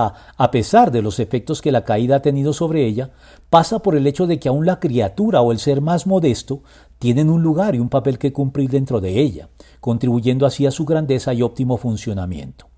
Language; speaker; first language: Spanish; native; Spanish